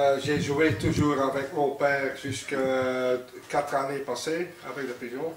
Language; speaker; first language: French; non-native, local second language; Dutch